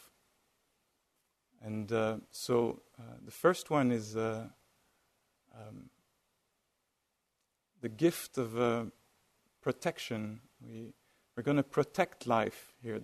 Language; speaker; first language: English; non-native, fluent; French